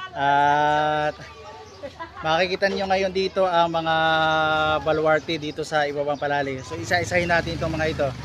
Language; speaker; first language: Filipino; native; Filipino